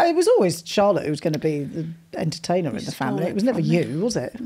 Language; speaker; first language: English; native; English